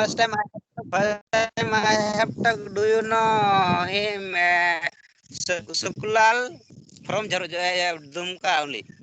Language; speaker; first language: English; non-native, learner; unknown